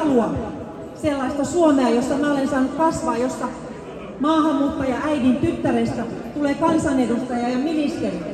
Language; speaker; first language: Finnish; early bilingual, other home language; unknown